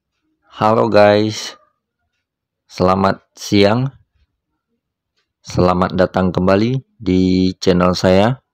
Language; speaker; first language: Indonesian; native; Indonesian